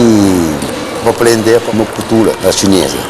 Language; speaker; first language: Portuguese; non-native, fluent; Chinese